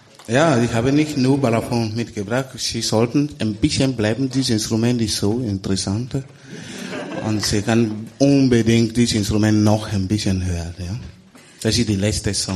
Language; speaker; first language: German; non-native, learner; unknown